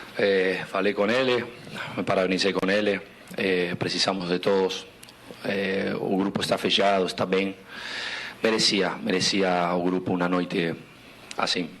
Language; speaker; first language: Portuguese; non-native, fluent; Spanish